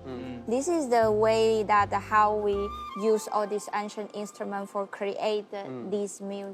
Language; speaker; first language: English; non-native, learner; Chinese